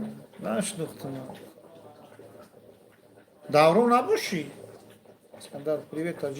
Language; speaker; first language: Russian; non-native, learner; Tajik